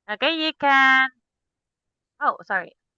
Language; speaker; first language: English; non-native, local second language; Cebuano